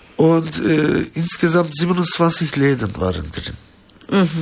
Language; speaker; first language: German; non-native, fluent; Turkish